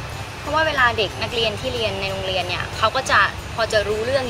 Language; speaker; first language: Thai; native; Thai